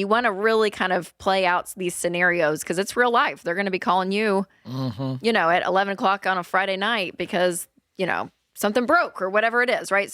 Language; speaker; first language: English; native; English